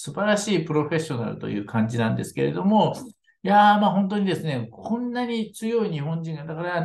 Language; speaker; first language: Japanese; native; Japanese